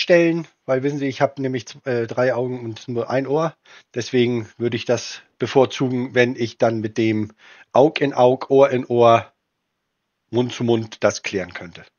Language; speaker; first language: German; native; German